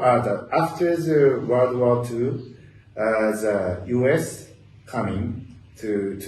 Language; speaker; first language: English; non-native, learner; Japanese